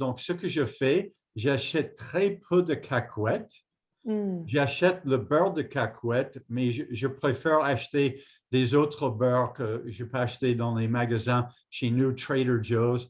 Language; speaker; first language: French; non-native, fluent; English